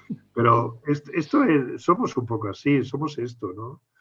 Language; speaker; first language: Spanish; native; Spanish